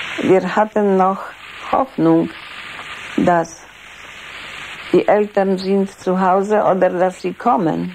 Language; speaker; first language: German; non-native, fluent; Polish